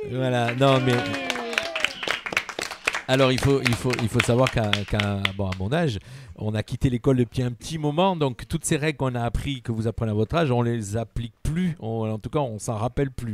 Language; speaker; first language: French; native; French